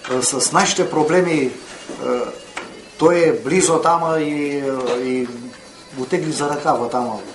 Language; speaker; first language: Bulgarian; early bilingual, heritage; Bulgarian